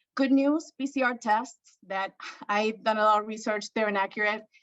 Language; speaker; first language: English; non-native, fluent; Spanish